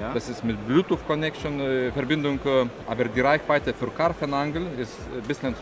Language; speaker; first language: German; non-native, fluent; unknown